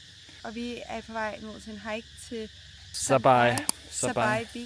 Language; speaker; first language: Danish; native; Danish